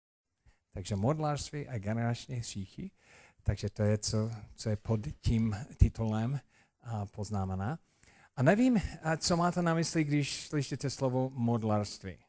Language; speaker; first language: Czech; non-native, fluent; English